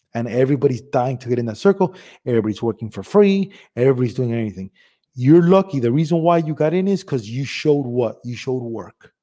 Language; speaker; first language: English; early bilingual, other home language; Spanish